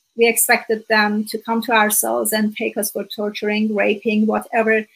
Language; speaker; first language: English; non-native, fluent; Persian